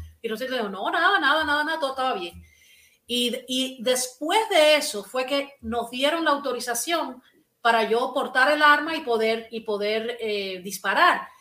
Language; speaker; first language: Spanish; native; Spanish